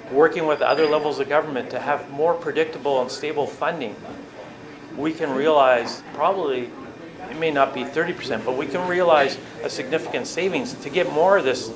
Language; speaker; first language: English; native; English